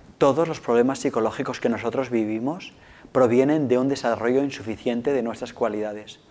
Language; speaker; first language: Spanish; non-native, local second language; Catalan